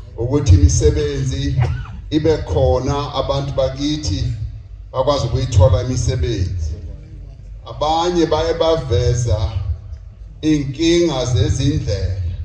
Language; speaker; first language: Zulu; non-native, local second language; Venda